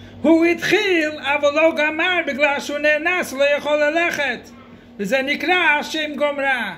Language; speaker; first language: Hebrew; non-native, fluent; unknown